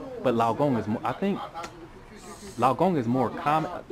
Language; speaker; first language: English; native; English